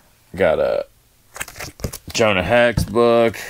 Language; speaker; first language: English; native; English